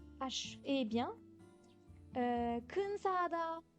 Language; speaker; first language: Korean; non-native, fluent; French